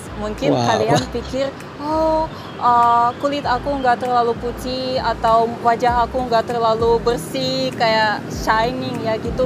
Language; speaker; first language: Indonesian; non-native, fluent; Russian